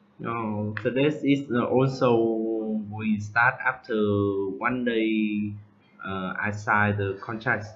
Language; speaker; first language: English; non-native, learner; Vietnamese